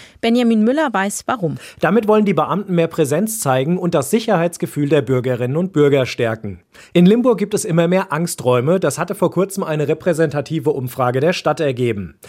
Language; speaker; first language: German; native; German